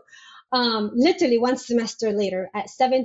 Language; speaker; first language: English; non-native, fluent; Arabic